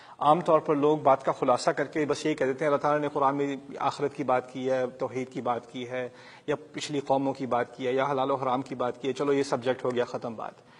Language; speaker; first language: Urdu; early bilingual, heritage; Urdu